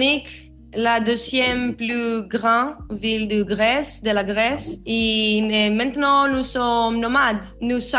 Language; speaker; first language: French; non-native, learner; Greek